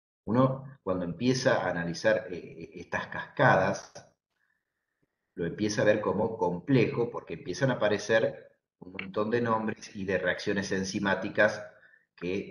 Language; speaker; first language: Spanish; native; Spanish